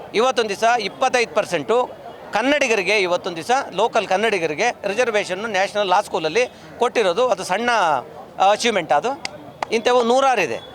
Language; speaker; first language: Kannada; native; Kannada